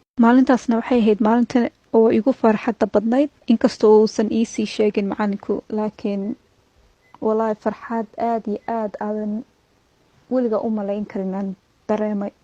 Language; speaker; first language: Somali; early bilingual, heritage; Somali